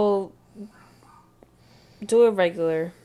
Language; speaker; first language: English; native; English